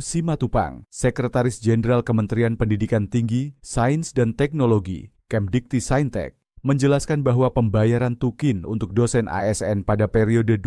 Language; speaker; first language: Indonesian; native; Indonesian